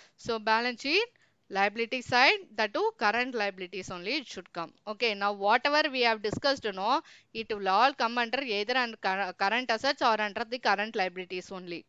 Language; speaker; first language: English; non-native, local second language; Tamil